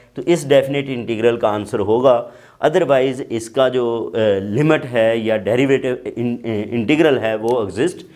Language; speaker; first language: Urdu; non-native, local second language; Punjabi